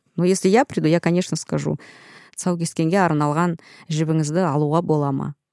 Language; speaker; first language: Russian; non-native, local second language; Kazakh